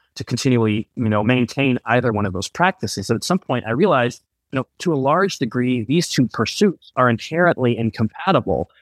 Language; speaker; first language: English; native; English